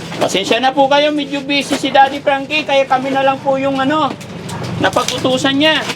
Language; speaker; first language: Filipino; native; Filipino